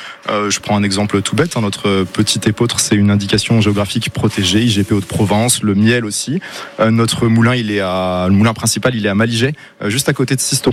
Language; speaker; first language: French; native; French